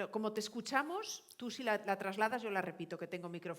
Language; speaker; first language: Spanish; native; Spanish